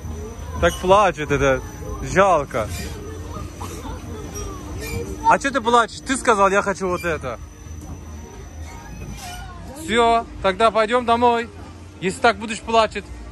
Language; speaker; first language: Russian; non-native, learner; Turkish